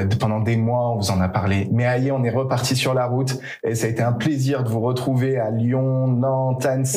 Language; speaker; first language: French; native; French